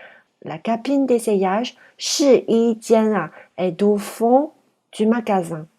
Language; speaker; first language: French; non-native, fluent; Chinese